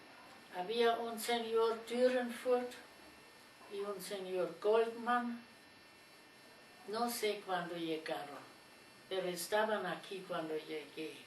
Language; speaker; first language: Spanish; non-native, fluent; German